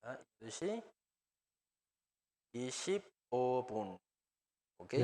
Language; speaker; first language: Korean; non-native, fluent; Spanish